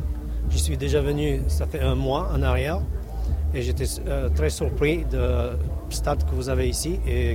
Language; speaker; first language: French; non-native, fluent; Czech